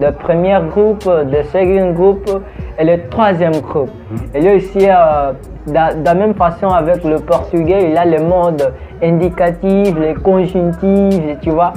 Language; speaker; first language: French; non-native, learner; Portuguese